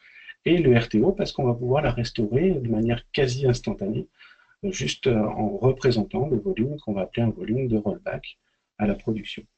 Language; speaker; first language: French; native; French